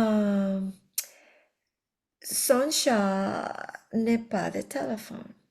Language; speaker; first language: French; non-native, learner; Spanish